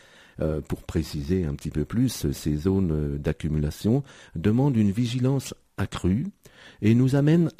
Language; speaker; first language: French; native; French